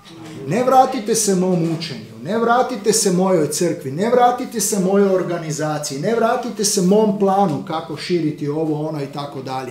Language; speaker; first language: Croatian; native; Croatian